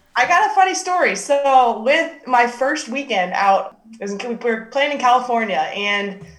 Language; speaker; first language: English; native; English